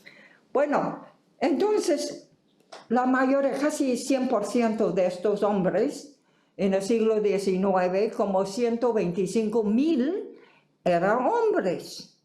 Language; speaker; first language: Spanish; non-native, fluent; Chinese